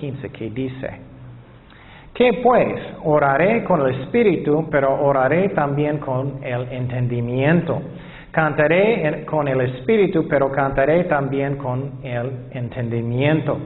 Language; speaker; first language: Spanish; non-native, fluent; English